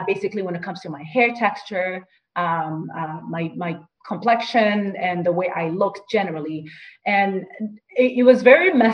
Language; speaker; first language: English; non-native, fluent; Arabic